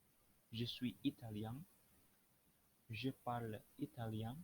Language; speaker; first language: French; non-native, fluent; Indonesian